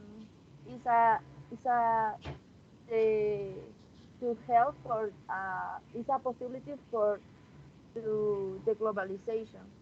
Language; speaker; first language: English; non-native, learner; Spanish